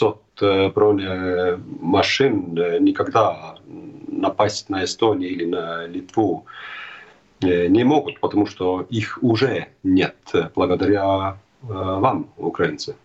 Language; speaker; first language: Russian; non-native, fluent; Estonian